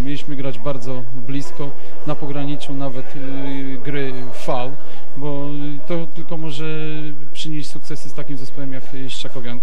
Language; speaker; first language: Polish; native; Polish